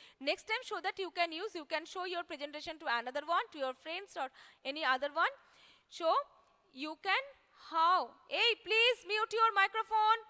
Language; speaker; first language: English; non-native, local second language; Bangla